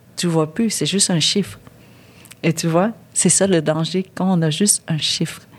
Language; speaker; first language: French; early bilingual, other home language; Vietnamese